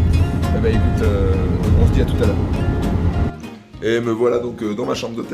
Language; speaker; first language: French; native; French